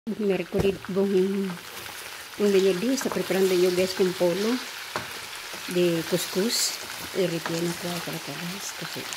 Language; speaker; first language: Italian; non-native, learner; Filipino